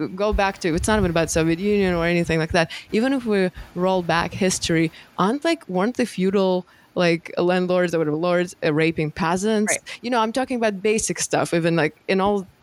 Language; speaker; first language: English; non-native, fluent; Russian